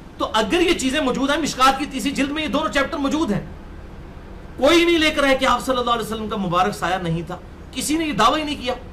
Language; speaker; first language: Urdu; non-native, local second language; Punjabi